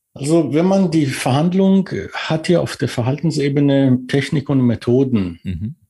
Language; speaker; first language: German; non-native, fluent; Persian